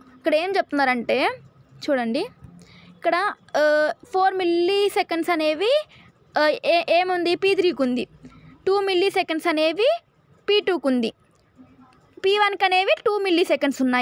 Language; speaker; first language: Telugu; native; Telugu